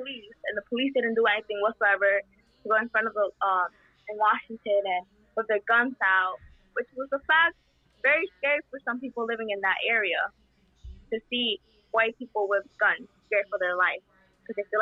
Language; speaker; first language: English; non-native, fluent; Spanish